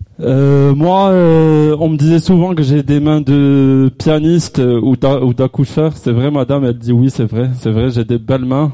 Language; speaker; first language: French; non-native, local second language; Arabic